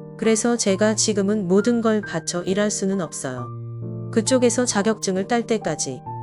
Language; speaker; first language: Korean; non-native, fluent; Vietnamese